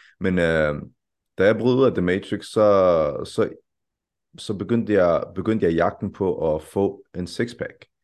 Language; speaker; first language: Danish; early bilingual, other home language; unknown